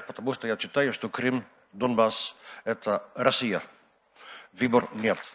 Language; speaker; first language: Russian; non-native, learner; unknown